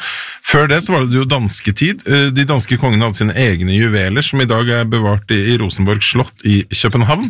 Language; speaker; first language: Norwegian; native; Norwegian